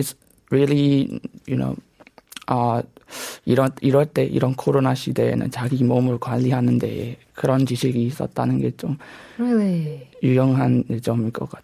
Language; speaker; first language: Korean; non-native, fluent; Burmese